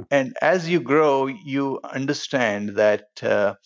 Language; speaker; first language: English; non-native, local second language; Telugu